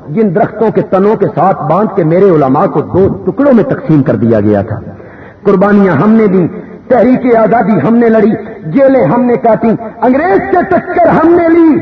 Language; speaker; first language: Urdu; non-native, local second language; Punjabi